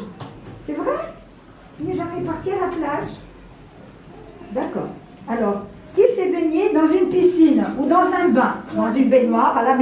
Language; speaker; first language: French; non-native, local second language; Arabic